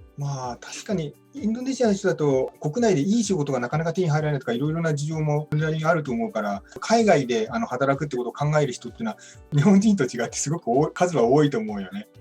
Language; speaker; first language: Japanese; native; Japanese